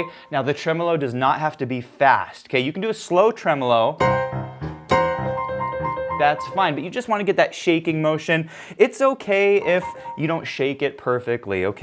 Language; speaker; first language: English; native; English